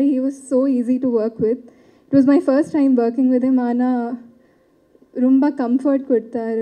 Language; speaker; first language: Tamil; non-native, learner; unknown